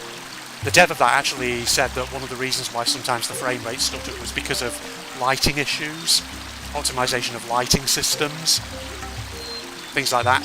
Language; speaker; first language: English; native; English